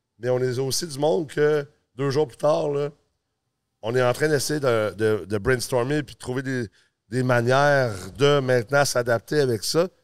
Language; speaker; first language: French; early bilingual, other home language; English